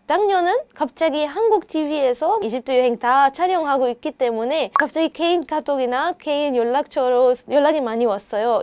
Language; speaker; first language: Korean; non-native, fluent; Arabic